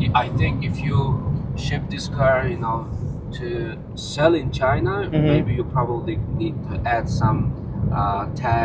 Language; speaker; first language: English; non-native, fluent; Chinese